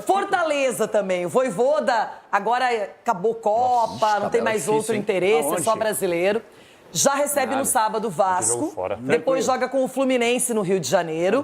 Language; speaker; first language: Portuguese; native; Portuguese